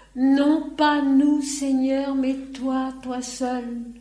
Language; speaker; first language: French; native; French